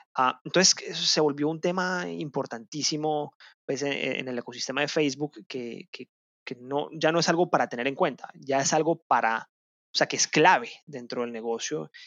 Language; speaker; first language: Spanish; native; Spanish